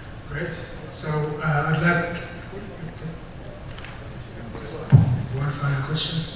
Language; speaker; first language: English; non-native, fluent; Arabic